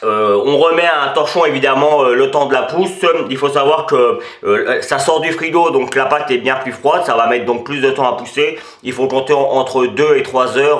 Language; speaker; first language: French; native; French